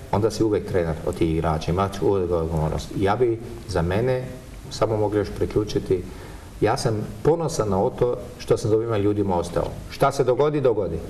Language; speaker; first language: Croatian; early bilingual, heritage; Croatian